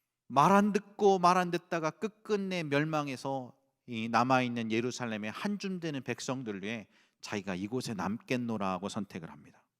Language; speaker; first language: Korean; native; Korean